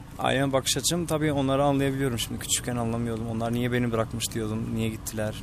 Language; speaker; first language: Turkish; native; Turkish